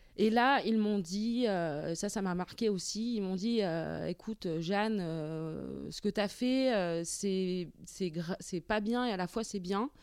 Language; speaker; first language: French; native; French